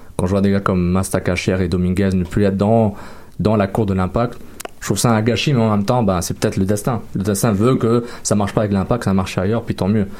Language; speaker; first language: French; native; French